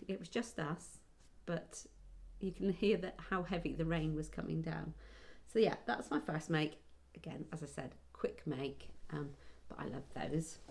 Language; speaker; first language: English; native; English